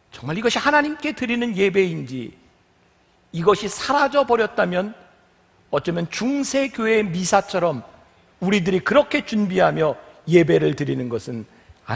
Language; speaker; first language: Korean; native; Korean